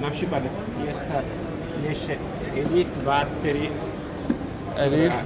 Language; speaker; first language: Polish; non-native, learner; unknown